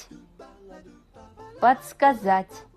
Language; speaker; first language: Russian; non-native, fluent; Kazakh